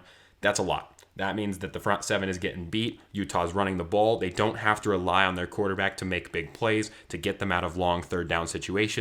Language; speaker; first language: English; native; English